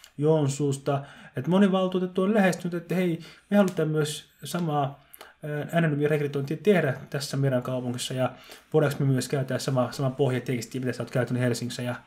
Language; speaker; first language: Finnish; early bilingual, other home language; Somali